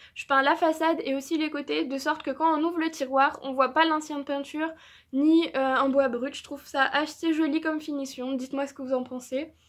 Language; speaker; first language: French; native; French